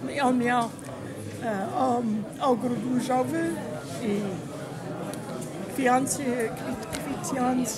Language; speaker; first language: Polish; non-native, learner; English